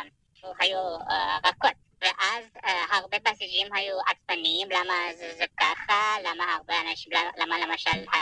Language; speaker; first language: Hebrew; non-native, fluent; Persian